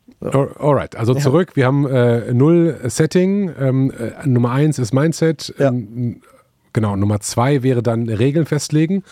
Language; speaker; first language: German; native; German